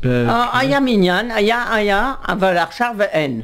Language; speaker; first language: Hebrew; non-native, fluent; French